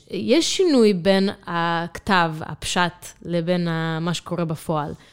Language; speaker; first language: Hebrew; non-native, fluent; English